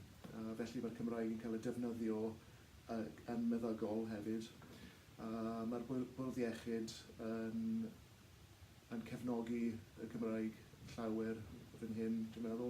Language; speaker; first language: Welsh; non-native, local second language; English